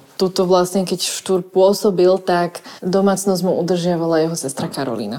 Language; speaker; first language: Slovak; native; Slovak